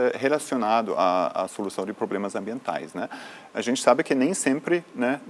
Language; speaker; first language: Portuguese; non-native, fluent; German